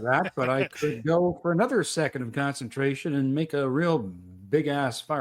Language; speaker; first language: English; native; English